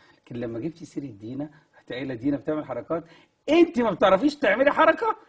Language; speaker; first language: Egyptian Arabic; native; Egyptian Arabic